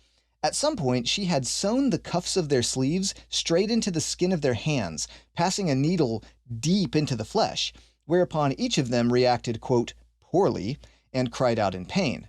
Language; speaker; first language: English; native; English